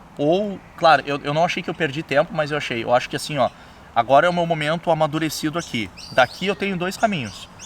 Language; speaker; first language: Portuguese; native; Portuguese